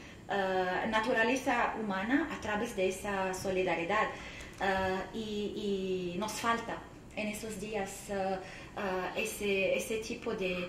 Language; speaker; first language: Spanish; non-native, fluent; Arabic